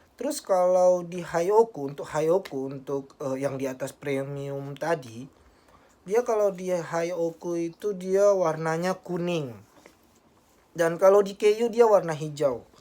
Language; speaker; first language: Indonesian; native; Indonesian